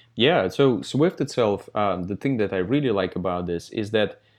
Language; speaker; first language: English; non-native, fluent; Russian